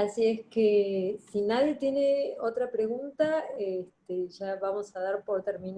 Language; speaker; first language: Spanish; native; Spanish